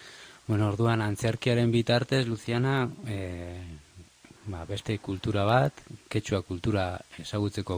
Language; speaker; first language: Basque; native; Basque